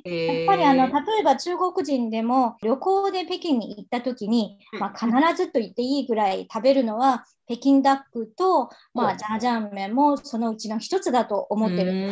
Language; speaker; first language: Japanese; non-native, fluent; Chinese